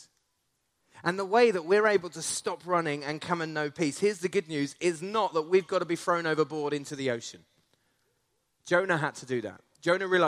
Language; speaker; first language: English; native; English